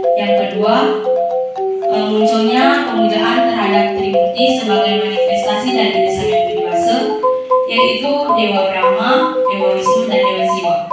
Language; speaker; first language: Indonesian; native; Indonesian